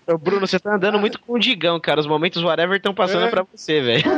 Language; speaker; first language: Portuguese; native; Portuguese